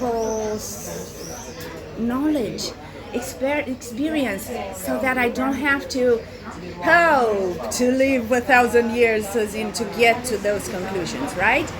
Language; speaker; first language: English; non-native, fluent; Italian